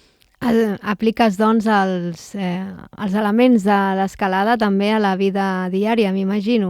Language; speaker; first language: Catalan; native; Catalan